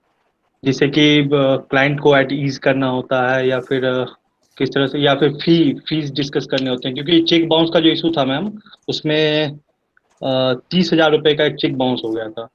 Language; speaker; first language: Hindi; native; Hindi